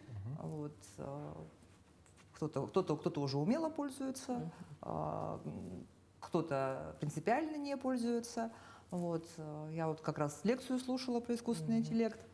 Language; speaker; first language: Russian; native; Russian